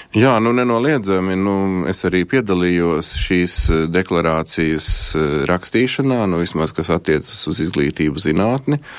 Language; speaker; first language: Latvian; native; Latvian